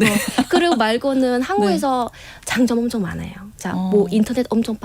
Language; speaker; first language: Korean; non-native, fluent; Vietnamese